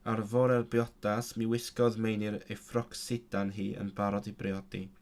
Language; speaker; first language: Welsh; non-native, learner; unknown